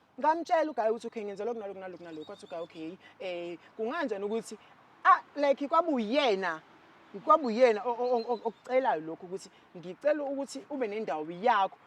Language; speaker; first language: Zulu; non-native, local second language; Xhosa